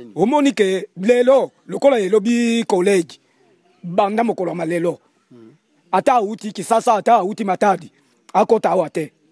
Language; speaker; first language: Lingala; non-native, local second language; Kongo